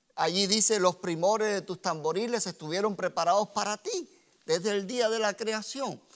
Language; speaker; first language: Spanish; native; Spanish